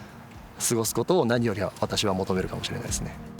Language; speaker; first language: Japanese; native; Japanese